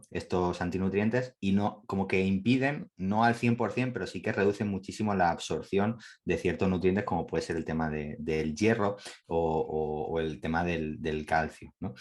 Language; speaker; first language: Spanish; native; Spanish